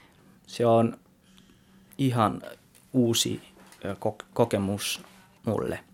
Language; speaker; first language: Finnish; non-native, learner; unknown